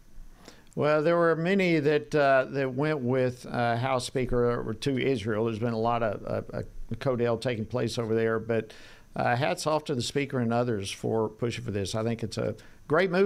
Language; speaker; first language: English; native; English